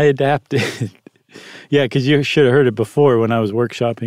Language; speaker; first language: English; native; English